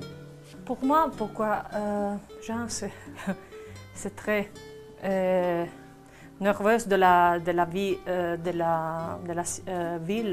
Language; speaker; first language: French; non-native, learner; Slovak